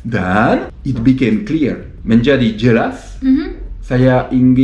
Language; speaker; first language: Indonesian; non-native, learner; French